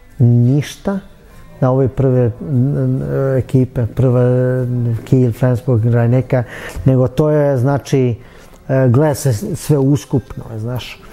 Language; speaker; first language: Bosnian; early bilingual, heritage; Bosnian